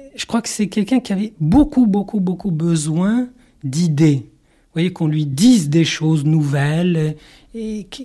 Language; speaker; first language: French; non-native, local second language; Arabic